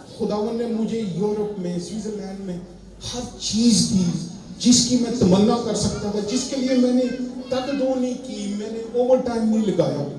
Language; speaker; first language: Urdu; non-native, local second language; Punjabi